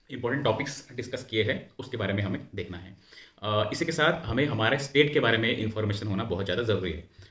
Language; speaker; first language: Hindi; non-native, local second language; Marathi